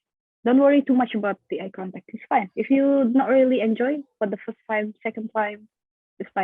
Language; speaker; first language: English; non-native, learner; Indonesian